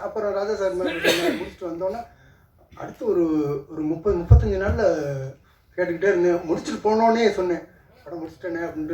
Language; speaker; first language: Tamil; native; Tamil